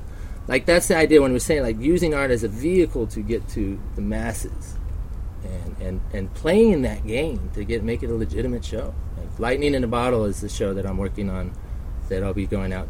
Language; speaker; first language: English; native; English